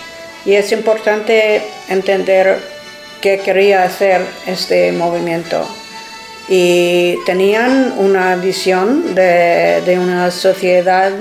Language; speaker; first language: Spanish; non-native, fluent; English